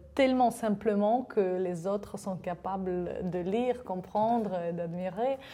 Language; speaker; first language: French; non-native, fluent; Russian